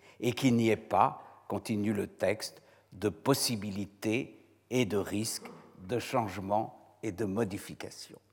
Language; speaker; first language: French; native; French